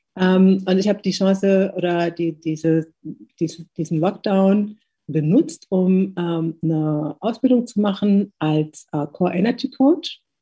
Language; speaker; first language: German; early bilingual, other home language; Tigrinya